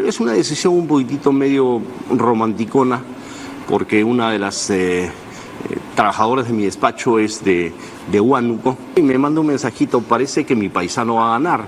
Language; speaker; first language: Spanish; native; Spanish